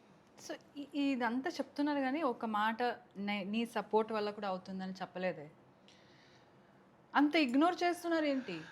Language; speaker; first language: Telugu; non-native, local second language; Kannada